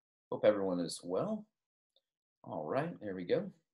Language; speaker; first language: English; native; English